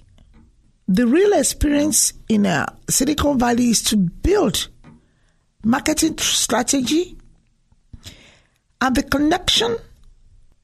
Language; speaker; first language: English; non-native, local second language; Yoruba